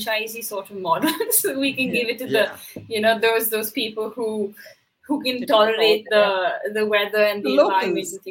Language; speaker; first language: English; non-native, local second language; Hindi